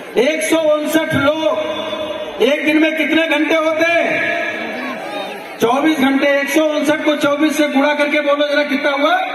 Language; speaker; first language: Hindi; native; Hindi